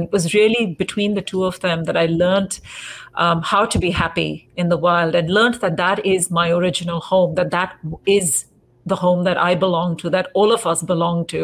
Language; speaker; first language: English; native; English